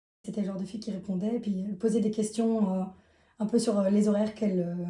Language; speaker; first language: French; native; French